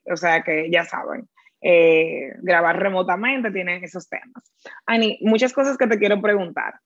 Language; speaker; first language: Spanish; native; Spanish